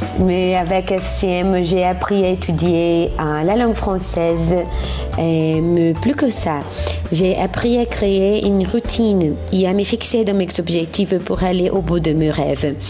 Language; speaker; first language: French; non-native, fluent; Portuguese